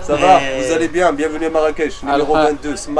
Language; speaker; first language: French; non-native, local second language; Arabic